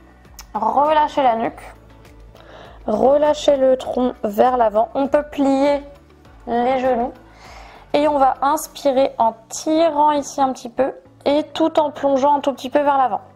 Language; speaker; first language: French; native; French